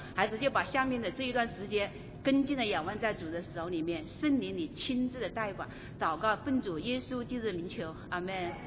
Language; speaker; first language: Chinese; native; Chinese